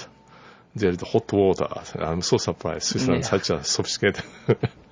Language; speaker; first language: English; non-native, learner; Japanese